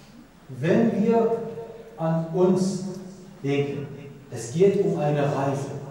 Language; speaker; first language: German; non-native, fluent; Persian